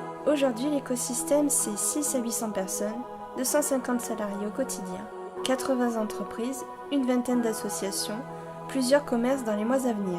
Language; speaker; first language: French; native; French